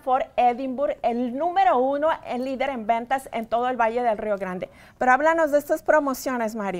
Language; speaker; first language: Spanish; native; Spanish